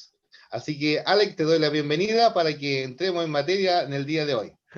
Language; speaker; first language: Spanish; native; Spanish